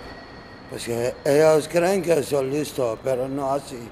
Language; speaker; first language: Spanish; non-native, learner; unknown